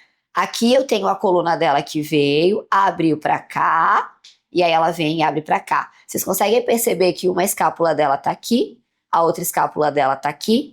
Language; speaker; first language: Portuguese; native; Portuguese